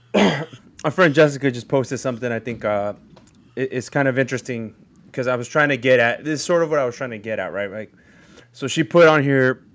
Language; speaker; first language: English; early bilingual, other home language; Spanish